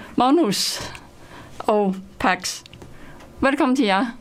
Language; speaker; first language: Danish; non-native, fluent; Chinese